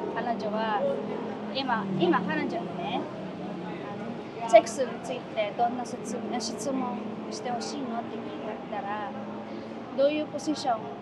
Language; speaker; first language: Japanese; non-native, fluent; Filipino